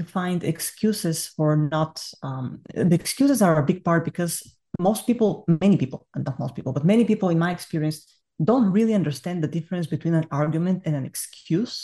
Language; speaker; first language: English; non-native, fluent; Bulgarian